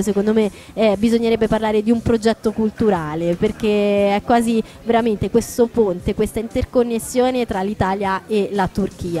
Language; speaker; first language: Italian; native; Italian